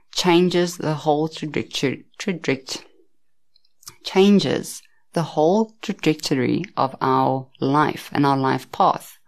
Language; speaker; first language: English; native; English